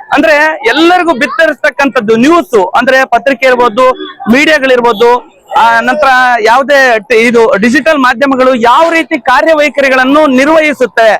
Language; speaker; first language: Kannada; native; Kannada